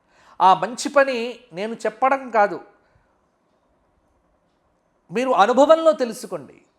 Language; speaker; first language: Telugu; native; Telugu